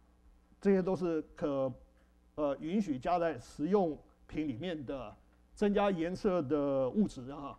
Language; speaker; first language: Chinese; native; Chinese